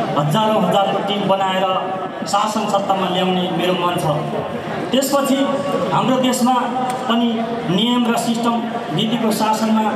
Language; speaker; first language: Nepali; native; Nepali